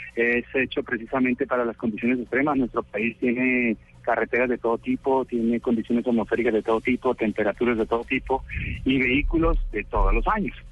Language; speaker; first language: Spanish; native; Spanish